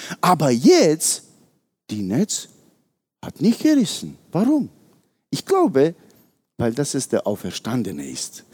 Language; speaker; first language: German; non-native, fluent; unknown